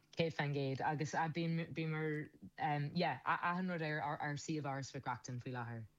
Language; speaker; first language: Irish; non-native, local second language; English